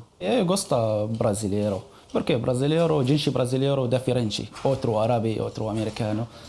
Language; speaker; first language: Portuguese; non-native, learner; Arabic